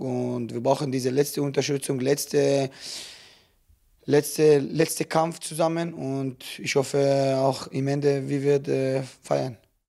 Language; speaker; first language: German; non-native, learner; Hebrew